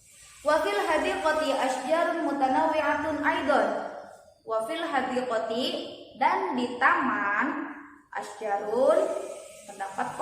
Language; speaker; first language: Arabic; non-native, fluent; Indonesian